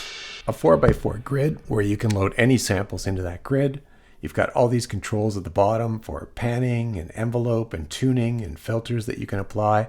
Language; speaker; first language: English; native; English